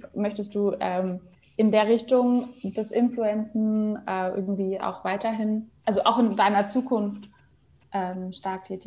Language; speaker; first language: German; native; German